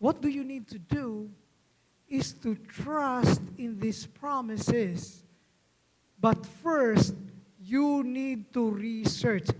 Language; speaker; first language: English; non-native, local second language; Filipino